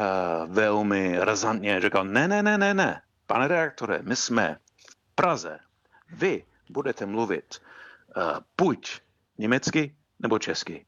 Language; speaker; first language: Czech; non-native, fluent; English